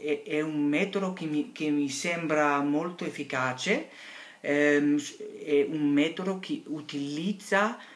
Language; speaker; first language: Italian; non-native, learner; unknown